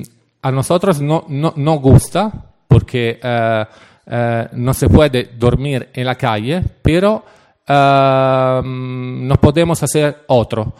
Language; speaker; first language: Spanish; non-native, fluent; Italian